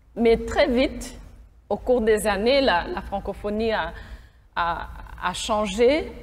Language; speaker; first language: French; non-native, local second language; Kinyarwanda